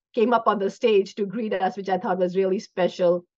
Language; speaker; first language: English; non-native, local second language; Hindi